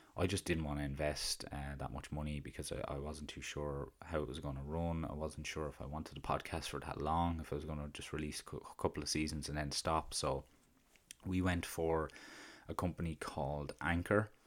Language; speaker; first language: English; native; English